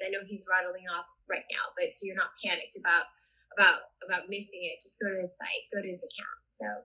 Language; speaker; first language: English; native; English